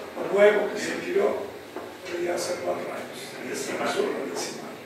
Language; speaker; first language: Spanish; native; Spanish